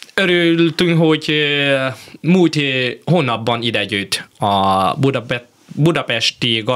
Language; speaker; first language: Hungarian; non-native, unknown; Vietnamese